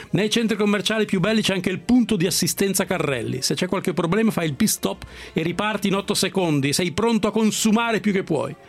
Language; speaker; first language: Italian; native; Italian